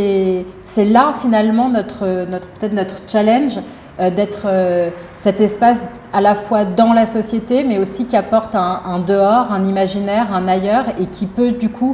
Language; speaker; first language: French; native; French